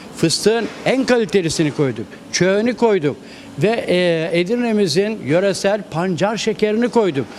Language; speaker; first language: Turkish; native; Turkish